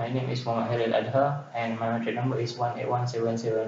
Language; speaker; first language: English; non-native, local second language; Malay